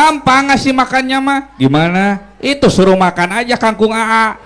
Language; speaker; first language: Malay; non-native, local second language; Sundanese